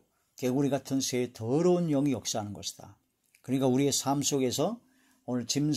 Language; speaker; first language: Korean; native; Korean